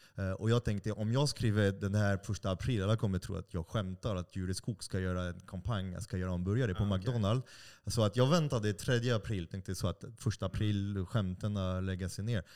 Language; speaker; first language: Swedish; non-native, fluent; French